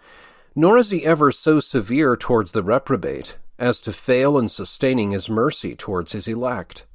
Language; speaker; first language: English; native; English